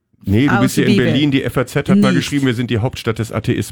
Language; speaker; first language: German; native; German